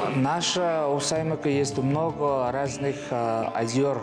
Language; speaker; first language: Russian; non-native, learner; Mongolian